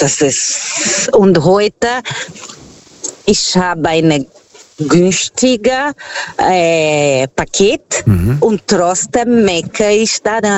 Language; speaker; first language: German; non-native, fluent; Portuguese